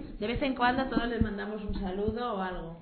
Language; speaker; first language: Spanish; native; Spanish